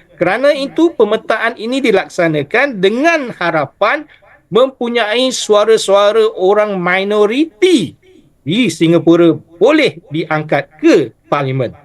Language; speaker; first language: Malay; native; Malay